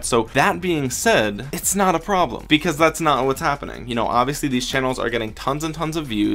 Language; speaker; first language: English; native; English